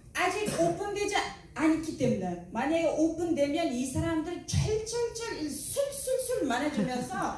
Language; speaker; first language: Korean; non-native, learner; Uzbek